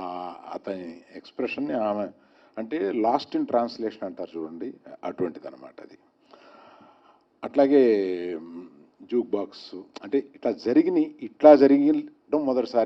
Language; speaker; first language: Telugu; native; Telugu